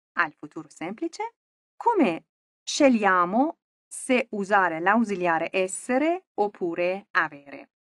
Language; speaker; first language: Italian; non-native, fluent; Persian